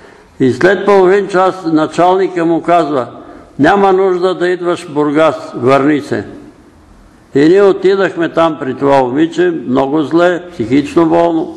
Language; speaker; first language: Bulgarian; native; Bulgarian